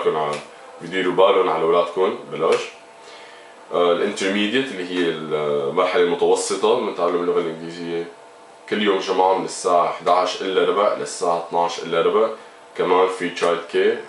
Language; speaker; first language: Arabic; native; Arabic